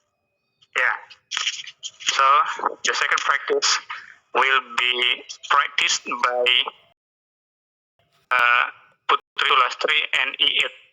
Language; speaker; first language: English; non-native, fluent; Indonesian